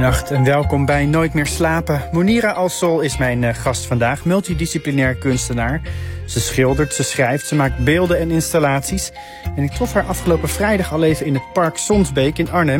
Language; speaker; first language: Dutch; native; Dutch